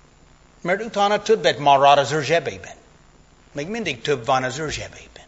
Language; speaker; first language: Hungarian; non-native, fluent; English